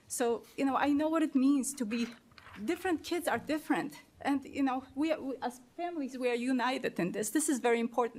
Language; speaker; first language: English; non-native, fluent; Polish